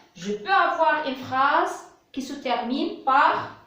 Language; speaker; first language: French; non-native, local second language; Arabic